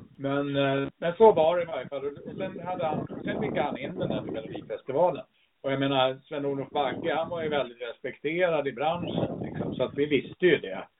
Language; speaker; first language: Swedish; early bilingual, other home language; English